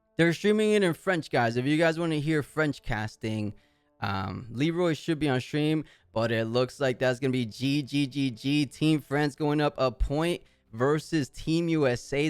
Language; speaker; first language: English; native; English